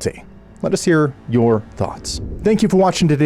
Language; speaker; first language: English; native; English